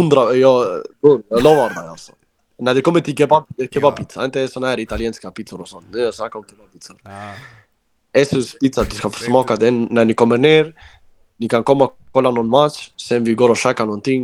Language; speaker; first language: Swedish; early bilingual, other home language; Albanian